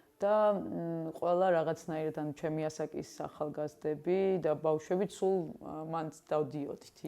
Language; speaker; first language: Georgian; non-native, local second language; Armenian